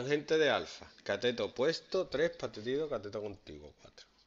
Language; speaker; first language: Spanish; native; Spanish